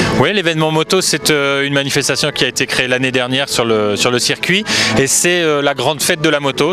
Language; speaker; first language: French; native; French